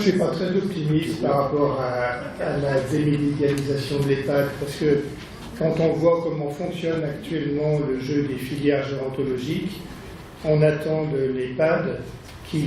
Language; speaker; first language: French; native; French